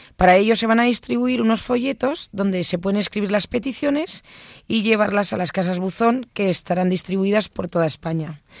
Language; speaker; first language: Spanish; native; Spanish